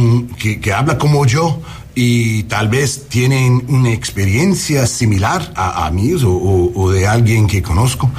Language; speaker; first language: Spanish; non-native, learner; English